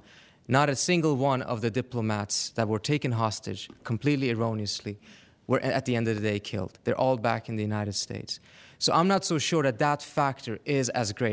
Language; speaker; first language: English; non-native, fluent; Persian